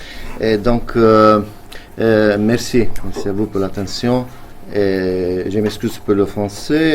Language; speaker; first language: French; non-native, fluent; Italian